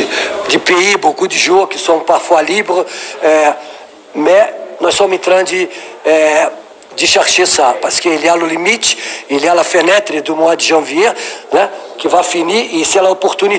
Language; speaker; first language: French; non-native, learner; Portuguese